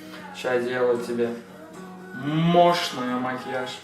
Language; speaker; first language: Russian; non-native, learner; Turkmen